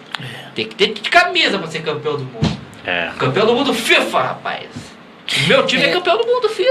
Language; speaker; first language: Portuguese; native; Portuguese